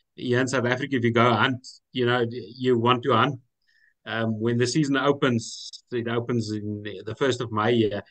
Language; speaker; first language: English; non-native, local second language; Afrikaans